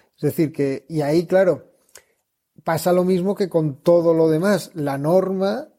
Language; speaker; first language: Spanish; native; Spanish